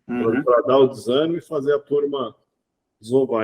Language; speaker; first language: Portuguese; native; Portuguese